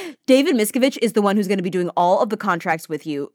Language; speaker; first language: English; native; English